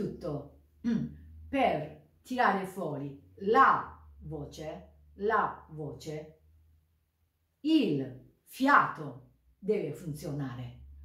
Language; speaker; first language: Italian; non-native, learner; Japanese